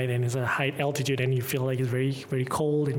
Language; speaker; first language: English; non-native, fluent; Indonesian